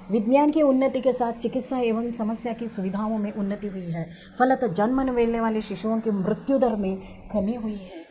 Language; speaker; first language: Hindi; non-native, local second language; Kannada